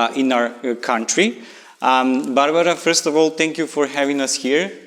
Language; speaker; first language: English; non-native, fluent; Macedonian